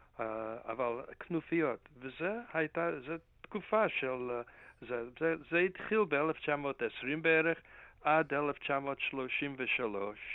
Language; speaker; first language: Hebrew; non-native, fluent; English